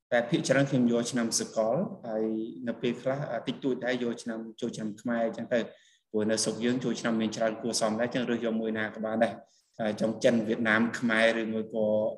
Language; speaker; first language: Khmer; native; Khmer